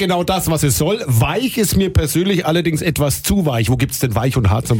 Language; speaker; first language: German; native; German